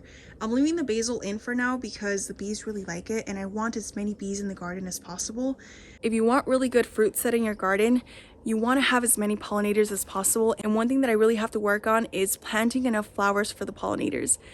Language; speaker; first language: English; native; English